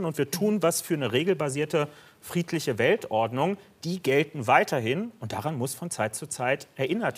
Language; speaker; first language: German; native; German